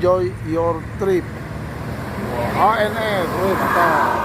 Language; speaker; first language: Indonesian; native; Indonesian